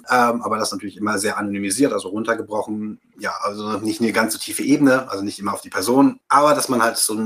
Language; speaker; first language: German; native; German